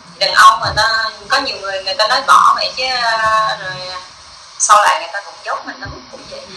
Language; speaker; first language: Vietnamese; native; Vietnamese